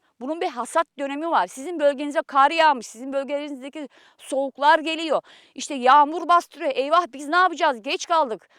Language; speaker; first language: Turkish; native; Turkish